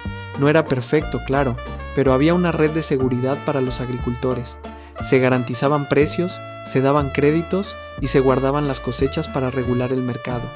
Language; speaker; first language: Spanish; native; Spanish